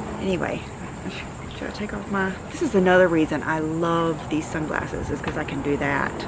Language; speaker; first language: English; native; English